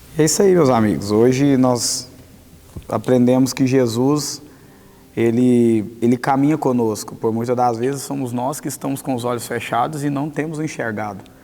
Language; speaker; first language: Portuguese; native; Portuguese